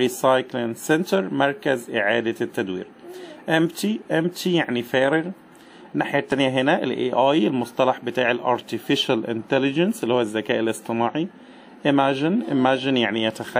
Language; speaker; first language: Arabic; native; Arabic